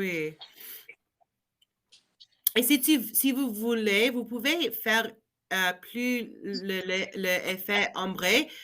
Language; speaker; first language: French; non-native, learner; English